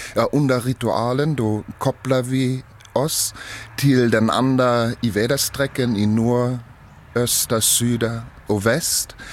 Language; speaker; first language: Swedish; non-native, fluent; German